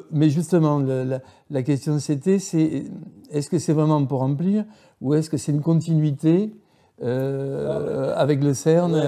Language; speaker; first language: French; native; French